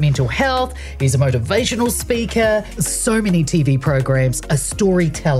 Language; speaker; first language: English; non-native, local second language; Samoan